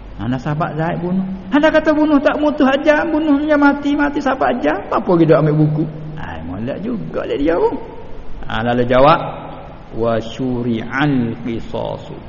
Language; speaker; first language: Malay; native; Malay